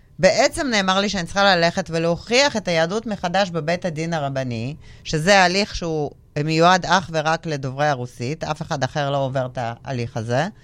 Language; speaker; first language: Hebrew; early bilingual, other home language; Russian